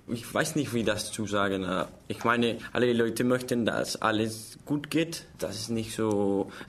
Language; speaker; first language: German; non-native, learner; Spanish